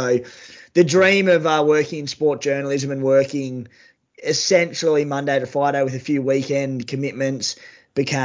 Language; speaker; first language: English; native; English